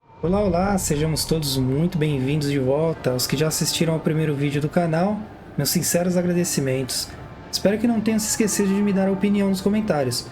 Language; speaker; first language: Portuguese; native; Portuguese